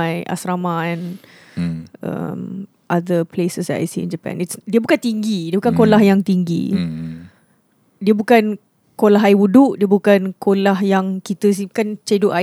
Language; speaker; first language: English; non-native, local second language; Malay